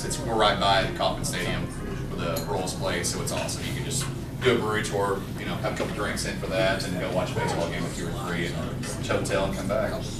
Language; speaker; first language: English; native; English